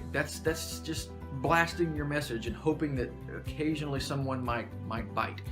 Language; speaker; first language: English; native; English